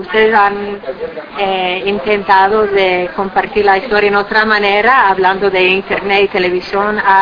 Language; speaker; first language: Spanish; non-native, fluent; English